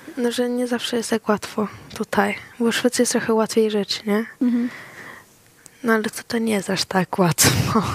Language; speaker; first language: Polish; early bilingual, heritage; Swedish